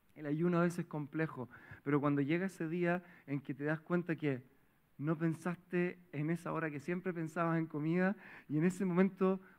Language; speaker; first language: Spanish; native; Spanish